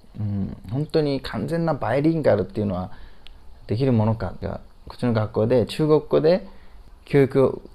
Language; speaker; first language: Japanese; native; Japanese